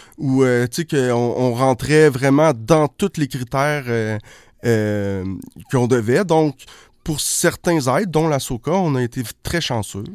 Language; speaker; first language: French; native; French